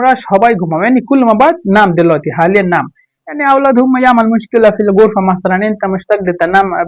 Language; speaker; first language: Arabic; non-native, fluent; Bangla